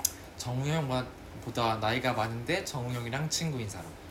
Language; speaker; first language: Korean; native; Korean